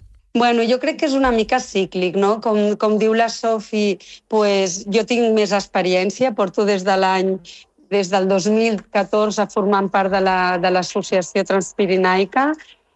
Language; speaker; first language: Catalan; non-native, local second language; Spanish